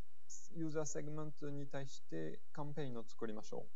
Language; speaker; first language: Japanese; non-native, fluent; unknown